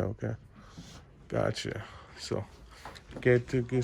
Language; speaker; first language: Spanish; non-native, learner; English